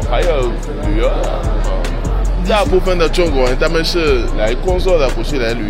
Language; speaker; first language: Chinese; non-native, fluent; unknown